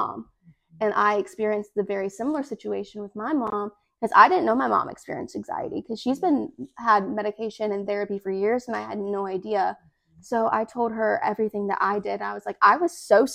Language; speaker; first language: English; native; English